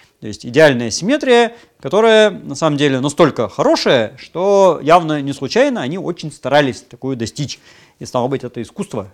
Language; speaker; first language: Russian; native; Russian